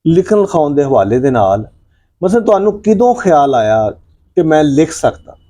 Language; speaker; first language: Urdu; non-native, local second language; Punjabi